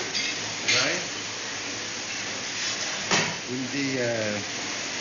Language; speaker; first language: German; non-native, learner; French